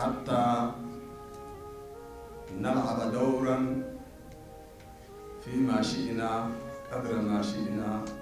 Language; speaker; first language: Arabic; non-native, fluent; Amharic